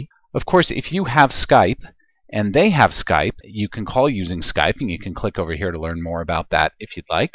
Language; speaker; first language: English; native; English